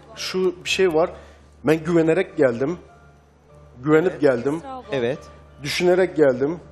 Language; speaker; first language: Turkish; non-native, learner; Turkmen